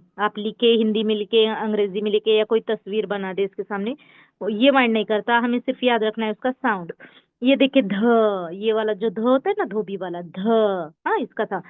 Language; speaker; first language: Hindi; native; Hindi